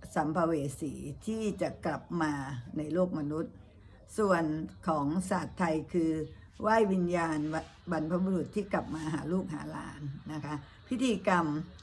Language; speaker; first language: Thai; native; Thai